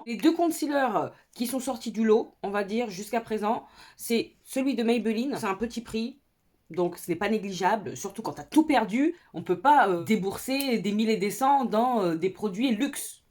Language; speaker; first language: French; native; French